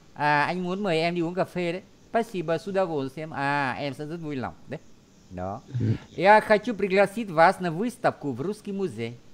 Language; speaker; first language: Vietnamese; native; Vietnamese